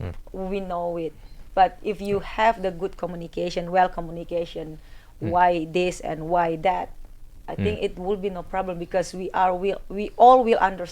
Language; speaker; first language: English; non-native, fluent; Indonesian